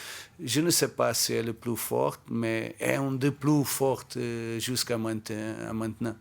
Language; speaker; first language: French; non-native, fluent; Portuguese